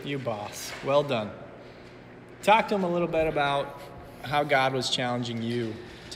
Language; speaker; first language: English; native; English